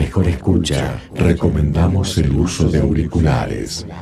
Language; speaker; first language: Spanish; native; Spanish